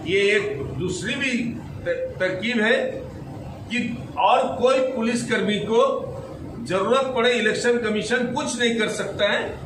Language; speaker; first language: Hindi; non-native, local second language; Bangla